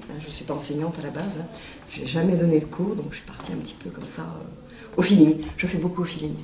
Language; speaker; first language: French; native; French